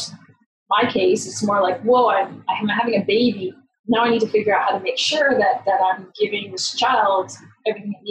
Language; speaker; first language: English; native; English